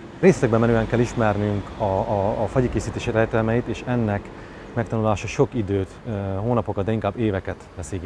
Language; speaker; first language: Hungarian; native; Hungarian